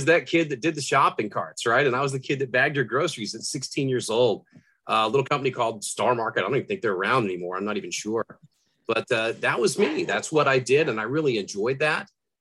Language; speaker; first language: English; native; English